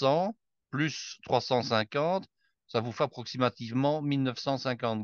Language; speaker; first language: French; native; French